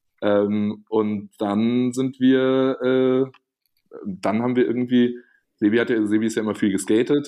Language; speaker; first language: German; native; German